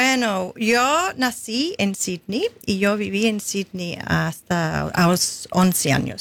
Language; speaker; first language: Spanish; non-native, fluent; English